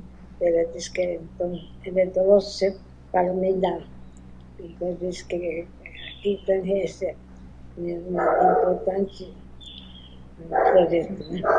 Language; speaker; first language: Portuguese; non-native, learner; Japanese